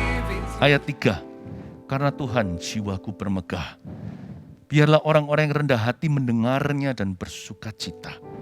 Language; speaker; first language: Indonesian; native; Indonesian